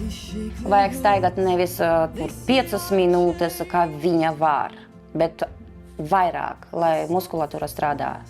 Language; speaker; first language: Latvian; non-native, local second language; Russian